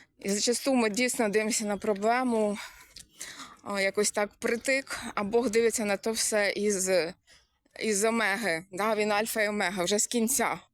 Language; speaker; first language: Ukrainian; native; Ukrainian